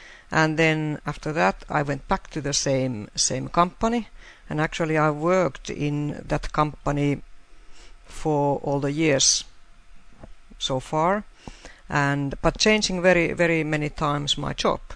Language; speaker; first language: English; non-native, fluent; Finnish